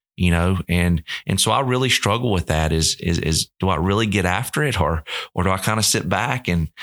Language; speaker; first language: English; native; English